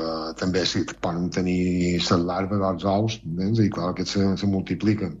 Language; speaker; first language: Catalan; native; Catalan